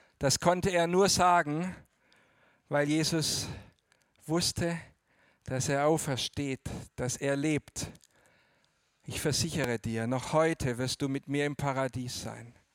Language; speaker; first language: German; native; German